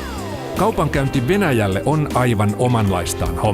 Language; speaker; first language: Finnish; native; Finnish